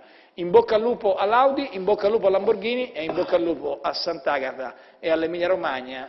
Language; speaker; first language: Italian; native; Italian